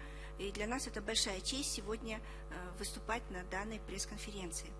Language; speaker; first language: Russian; native; Russian